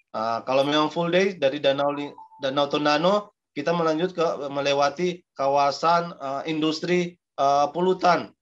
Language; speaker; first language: Indonesian; native; Indonesian